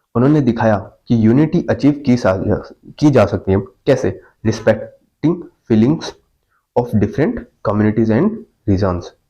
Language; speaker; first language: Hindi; native; Hindi